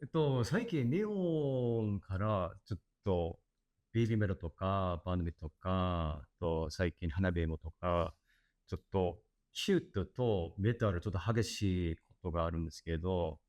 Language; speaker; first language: Japanese; non-native, learner; English